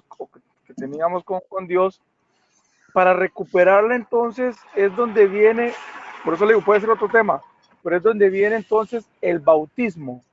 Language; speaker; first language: Spanish; native; Spanish